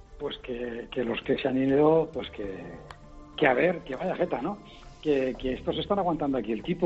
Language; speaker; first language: Spanish; native; Spanish